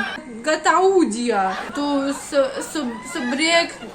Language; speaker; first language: Indonesian; non-native, learner; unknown